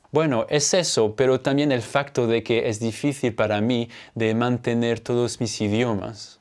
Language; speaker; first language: Spanish; non-native, fluent; French